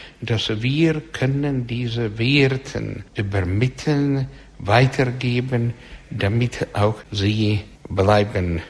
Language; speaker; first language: German; non-native, learner; Russian